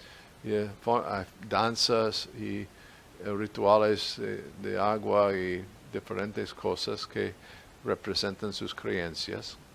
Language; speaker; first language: Spanish; non-native, fluent; English